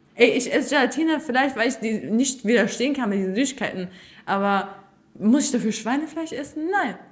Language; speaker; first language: German; early bilingual, other home language; Turkish